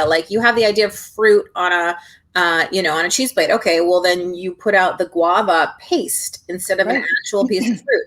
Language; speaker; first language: English; native; English